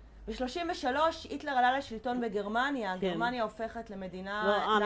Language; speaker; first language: Hebrew; native; Hebrew